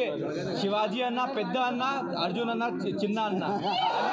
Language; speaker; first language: Telugu; non-native, learner; Hindi